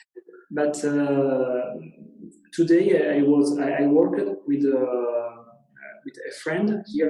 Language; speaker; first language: English; non-native, learner; Italian